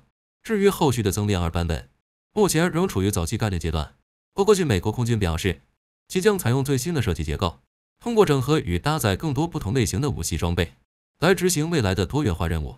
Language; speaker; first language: Chinese; native; Chinese